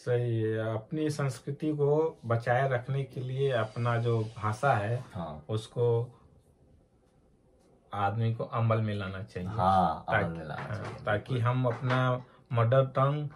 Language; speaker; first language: Hindi; native; Hindi